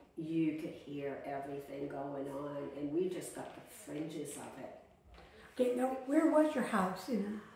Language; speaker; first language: English; native; English